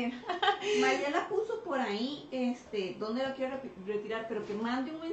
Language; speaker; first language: Spanish; native; Spanish